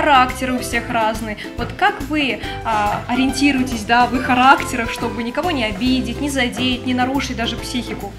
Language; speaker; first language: Russian; native; Russian